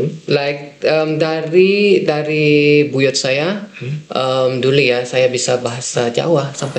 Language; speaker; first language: Indonesian; non-native, fluent; Dutch